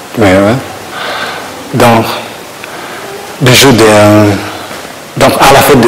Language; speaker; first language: French; non-native, learner; Kinyarwanda